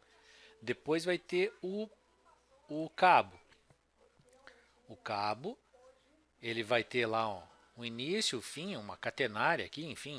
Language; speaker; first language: Portuguese; native; Portuguese